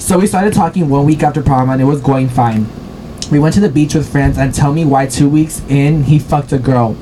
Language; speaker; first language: English; early bilingual, other home language; Spanish